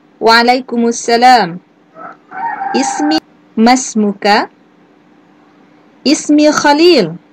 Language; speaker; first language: Arabic; non-native, learner; Indonesian